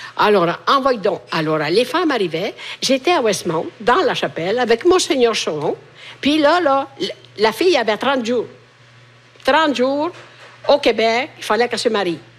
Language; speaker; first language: French; native; French